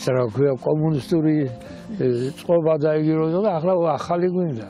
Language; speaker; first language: Georgian; native; Georgian